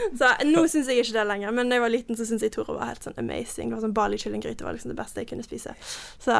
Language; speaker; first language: Norwegian; early bilingual, heritage; Norwegian